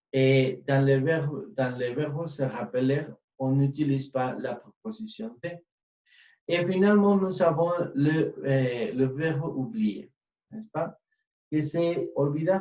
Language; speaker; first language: French; non-native, fluent; Spanish